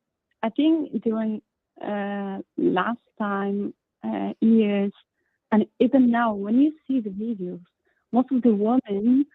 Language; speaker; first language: English; non-native, learner; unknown